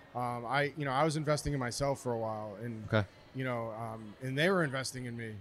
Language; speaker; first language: English; native; English